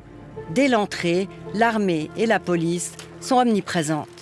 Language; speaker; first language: French; native; French